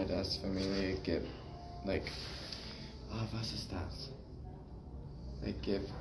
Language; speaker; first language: German; non-native, learner; English